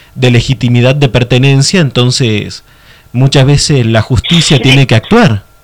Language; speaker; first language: Spanish; native; Spanish